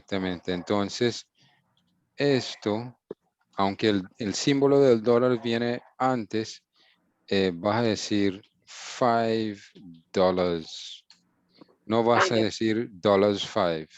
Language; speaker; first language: Spanish; non-native, fluent; English